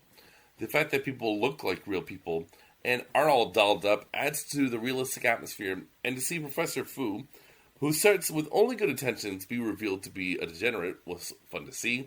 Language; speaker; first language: English; native; English